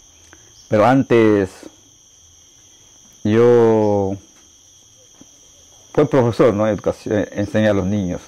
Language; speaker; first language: Spanish; non-native, local second language; Shipibo-Conibo